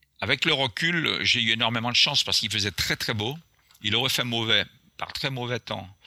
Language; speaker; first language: French; non-native, local second language; Guadeloupean Creole French